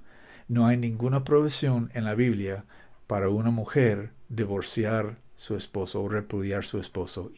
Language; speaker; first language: Spanish; non-native, learner; English